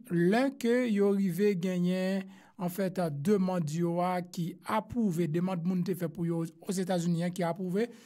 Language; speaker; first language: French; non-native, local second language; Haitian Creole